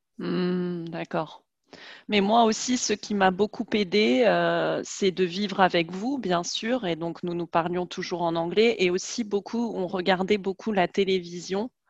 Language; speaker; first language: French; native; French